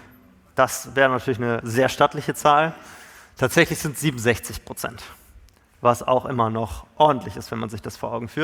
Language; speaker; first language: German; native; German